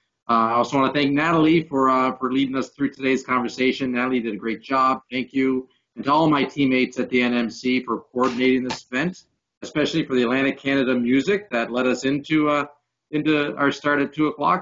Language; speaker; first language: English; native; English